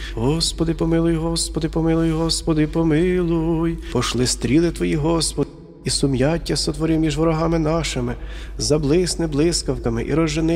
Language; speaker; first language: Ukrainian; native; Ukrainian